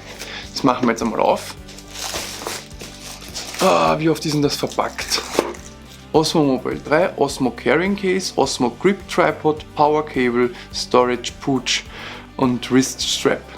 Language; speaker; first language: German; native; German